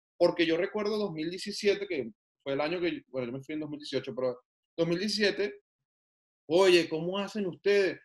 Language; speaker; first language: Spanish; native; Spanish